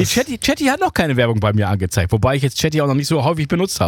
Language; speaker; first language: German; native; German